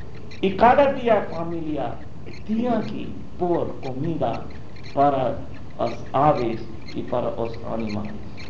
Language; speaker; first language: Portuguese; non-native, learner; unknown